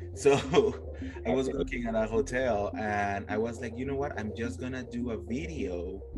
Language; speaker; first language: English; non-native, fluent; Spanish